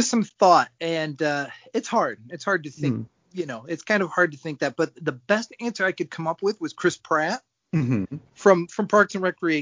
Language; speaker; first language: English; native; English